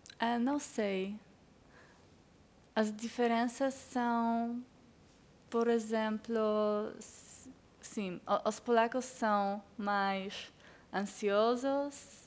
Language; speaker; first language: Portuguese; non-native, learner; Polish